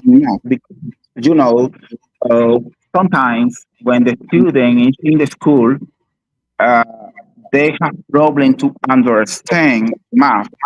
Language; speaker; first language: English; non-native, learner; Spanish